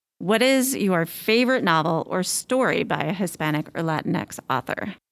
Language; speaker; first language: English; native; English